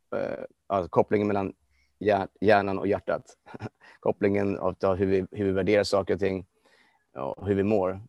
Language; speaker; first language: Swedish; non-native, fluent; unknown